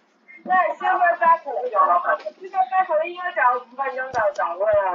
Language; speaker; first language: Chinese; native; Chinese